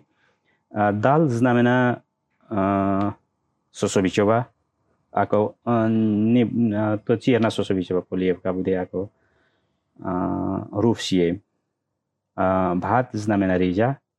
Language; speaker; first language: Slovak; non-native, learner; Nepali